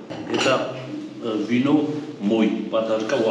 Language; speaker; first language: Russian; non-native, learner; Georgian